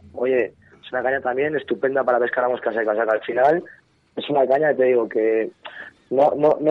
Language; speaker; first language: Spanish; native; Spanish